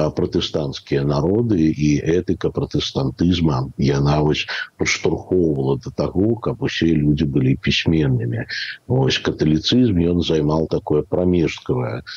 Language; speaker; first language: Belarusian; native; Belarusian